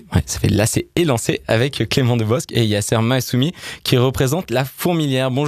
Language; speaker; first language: French; native; French